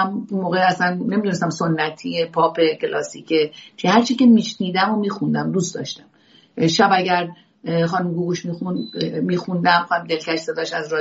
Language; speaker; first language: Persian; non-native, local second language; Azerbaijani